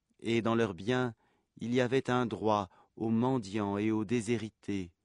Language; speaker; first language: French; native; French